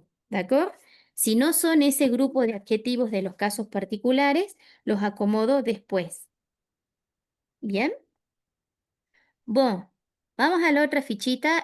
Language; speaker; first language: Spanish; native; Spanish